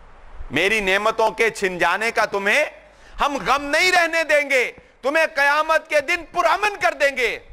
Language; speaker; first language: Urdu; non-native, local second language; Punjabi